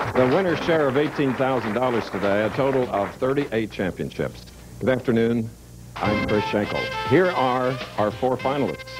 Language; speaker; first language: English; native; English